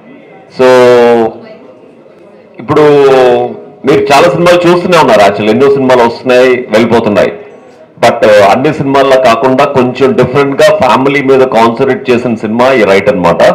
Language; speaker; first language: Telugu; native; Telugu